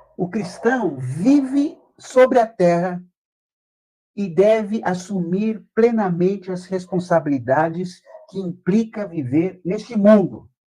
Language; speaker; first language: Portuguese; native; Portuguese